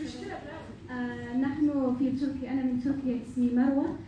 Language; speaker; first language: Arabic; non-native, learner; Turkish